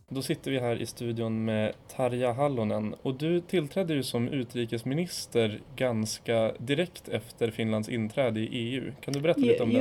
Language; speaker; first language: Swedish; native; Swedish